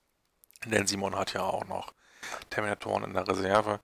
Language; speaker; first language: German; native; German